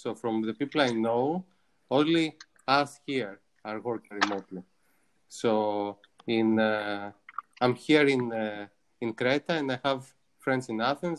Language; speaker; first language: English; non-native, fluent; Greek